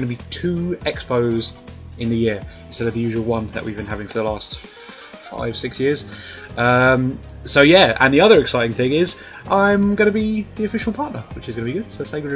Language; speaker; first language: English; native; English